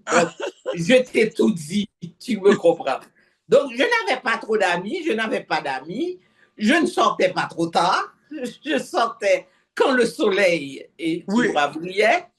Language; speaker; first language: French; non-native, local second language; Haitian Creole